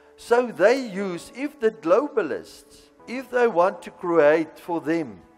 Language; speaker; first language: English; non-native, local second language; Afrikaans